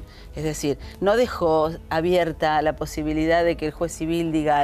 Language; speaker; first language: Spanish; native; Spanish